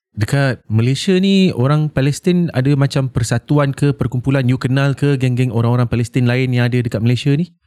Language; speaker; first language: Malay; native; Malay